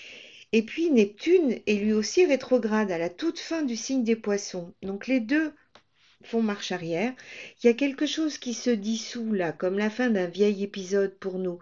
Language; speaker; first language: French; native; French